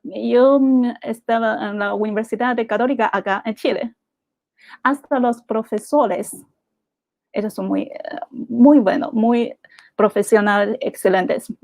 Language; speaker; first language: Spanish; non-native, fluent; Chinese